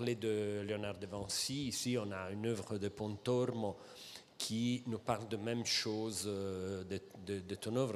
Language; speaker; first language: French; non-native, fluent; Italian